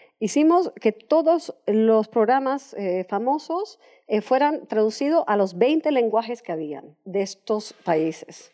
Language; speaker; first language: Spanish; non-native, fluent; English